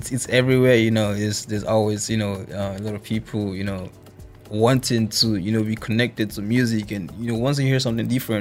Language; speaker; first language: English; non-native, local second language; Esan